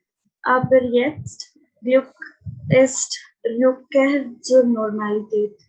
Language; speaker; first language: German; non-native, learner; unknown